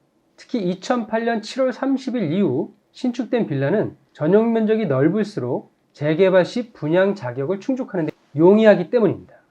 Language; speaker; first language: Korean; native; Korean